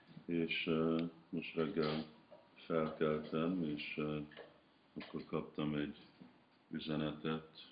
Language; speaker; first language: Hungarian; early bilingual, heritage; Hungarian